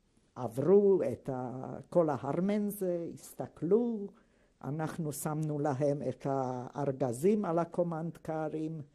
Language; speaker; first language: Hebrew; non-native, fluent; Hungarian